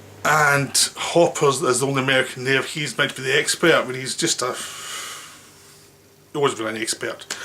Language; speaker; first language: English; native; English